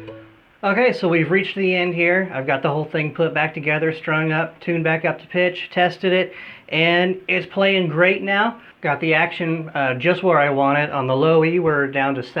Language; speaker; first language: English; native; English